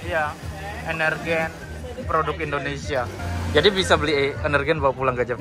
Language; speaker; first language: Indonesian; native; Indonesian